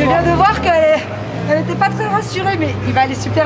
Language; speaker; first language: French; native; French